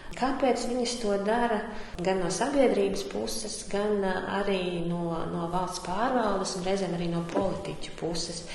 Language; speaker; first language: Latvian; native; Latvian